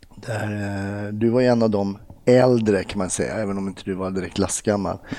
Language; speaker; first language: Swedish; native; Swedish